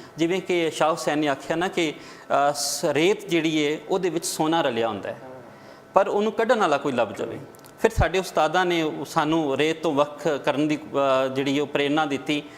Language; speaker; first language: Punjabi; native; Punjabi